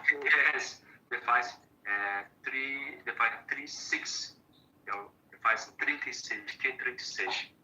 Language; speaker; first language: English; non-native, learner; Portuguese